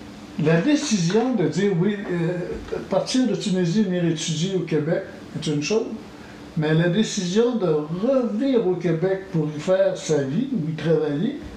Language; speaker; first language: French; native; French